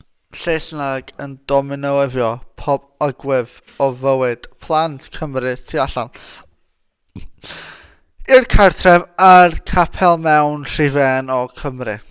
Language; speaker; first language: Welsh; non-native, local second language; English